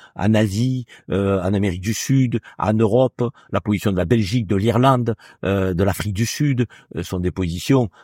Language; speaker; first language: French; native; French